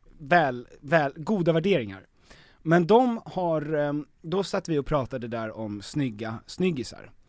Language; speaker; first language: Swedish; native; Swedish